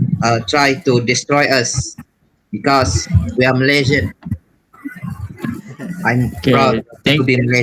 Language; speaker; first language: English; non-native, learner; Malay